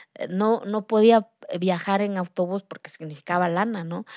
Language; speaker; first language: Spanish; non-native, local second language; Zapotec